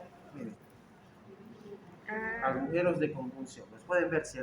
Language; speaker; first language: Spanish; native; Spanish